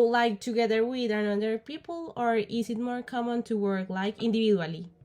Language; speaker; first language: English; non-native, learner; Spanish